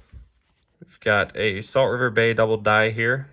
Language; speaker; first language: English; native; English